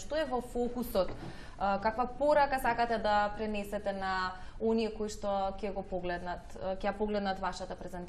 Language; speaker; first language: Macedonian; native; Macedonian